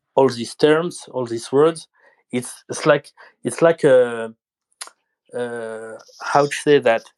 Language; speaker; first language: English; non-native, learner; French